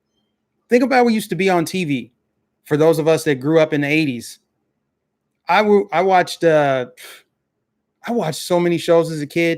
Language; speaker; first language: English; native; English